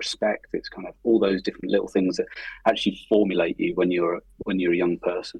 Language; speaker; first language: English; native; English